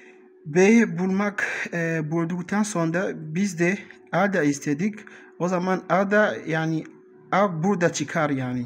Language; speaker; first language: Turkish; non-native, learner; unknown